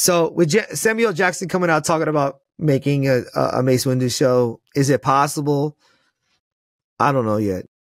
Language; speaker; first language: English; native; English